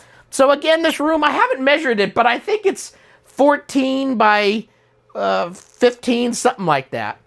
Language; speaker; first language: English; native; English